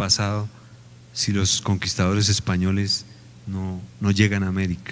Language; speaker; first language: Spanish; native; Spanish